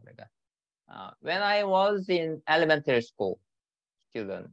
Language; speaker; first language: English; non-native, learner; Korean